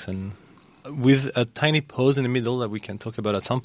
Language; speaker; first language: English; non-native, fluent; French